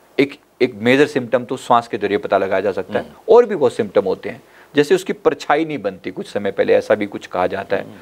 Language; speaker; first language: Hindi; native; Hindi